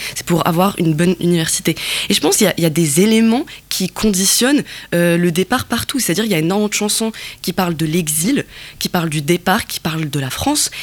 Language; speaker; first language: French; non-native, local second language; Kabyle